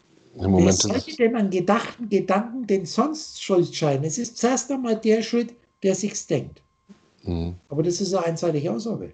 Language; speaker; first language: German; native; German